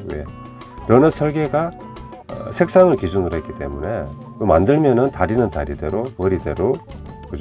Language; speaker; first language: Korean; native; Korean